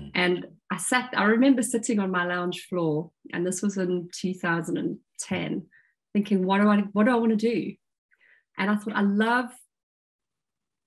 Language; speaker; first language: English; native; English